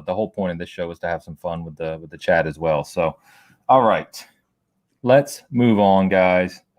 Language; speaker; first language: English; native; English